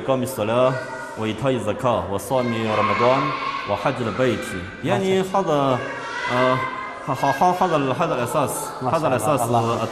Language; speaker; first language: Arabic; non-native, learner; Chinese